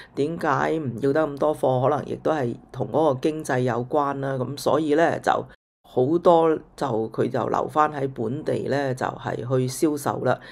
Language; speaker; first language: Cantonese; native; Cantonese